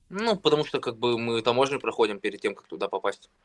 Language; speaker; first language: Russian; native; Russian